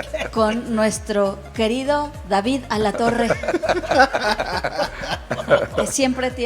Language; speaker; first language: Spanish; native; Spanish